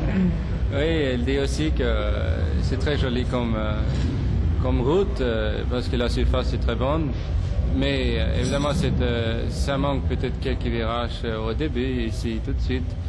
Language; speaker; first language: French; non-native, fluent; Swedish